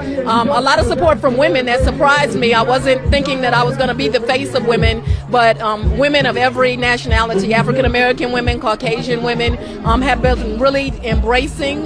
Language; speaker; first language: English; native; English